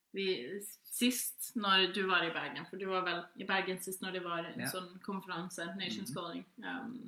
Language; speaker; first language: Norwegian; non-native, fluent; Faroese